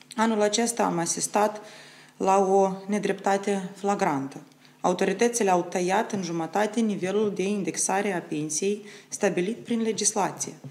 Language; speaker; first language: Romanian; native; Romanian